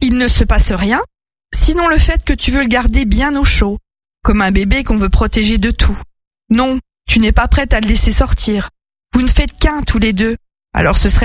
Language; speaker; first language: French; native; French